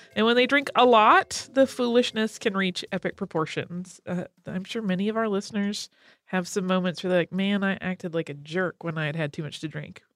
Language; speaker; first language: English; native; English